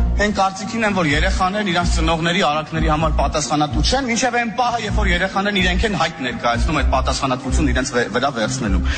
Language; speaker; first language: Armenian; native; Armenian